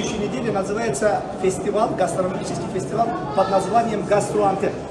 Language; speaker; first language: Russian; non-native, fluent; Turkish